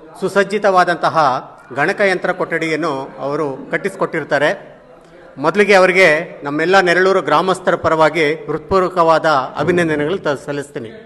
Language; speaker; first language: Kannada; native; Kannada